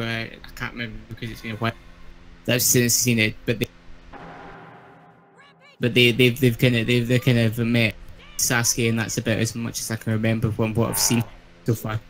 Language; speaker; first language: English; native; English